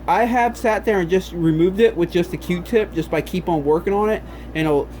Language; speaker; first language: English; native; English